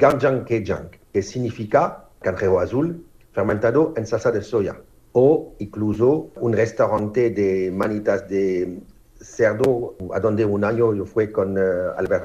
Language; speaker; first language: Spanish; non-native, fluent; French